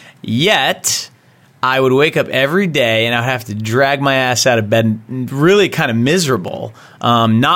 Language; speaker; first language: English; native; English